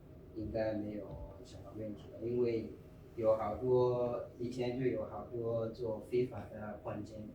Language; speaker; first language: Chinese; non-native, fluent; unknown